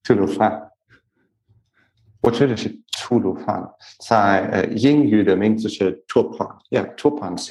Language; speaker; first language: Chinese; non-native, learner; English